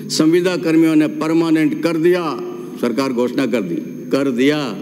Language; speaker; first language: Hindi; native; Hindi